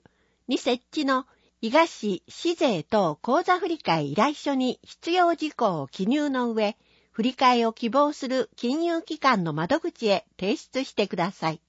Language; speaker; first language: Japanese; native; Japanese